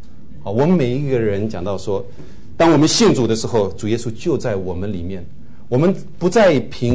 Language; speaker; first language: Chinese; native; Chinese